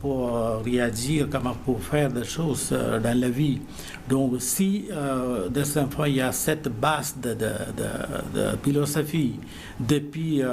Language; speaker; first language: French; non-native, learner; Malayalam